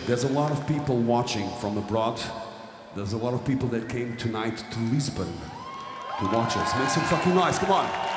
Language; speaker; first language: English; non-native, fluent; Portuguese